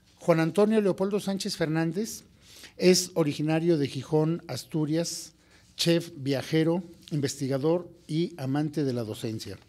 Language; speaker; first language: Spanish; native; Spanish